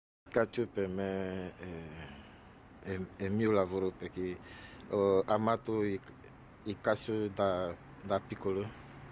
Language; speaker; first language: Italian; non-native, learner; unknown